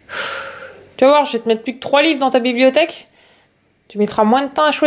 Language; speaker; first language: French; native; French